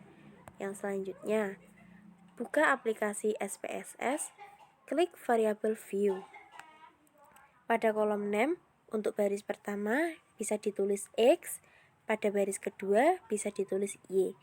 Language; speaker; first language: Indonesian; native; Indonesian